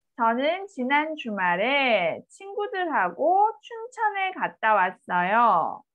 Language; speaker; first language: Korean; native; Korean